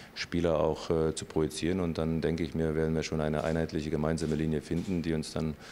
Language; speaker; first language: German; native; German